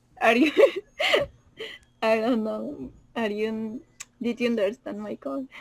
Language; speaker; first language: English; non-native, learner; Spanish